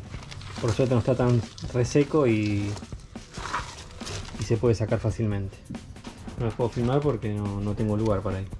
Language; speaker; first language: Spanish; native; Spanish